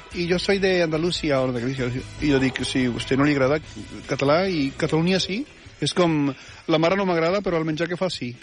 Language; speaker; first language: Catalan; non-native, fluent; Punjabi